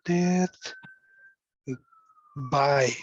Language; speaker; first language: English; non-native, learner; Spanish